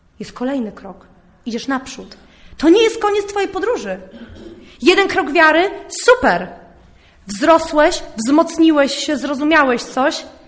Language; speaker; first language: Polish; early bilingual, heritage; Polish